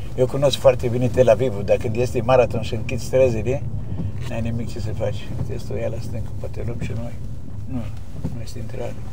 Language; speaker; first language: Romanian; native; Romanian